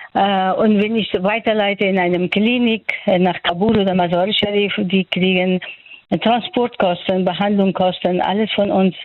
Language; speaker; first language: German; non-native, local second language; Persian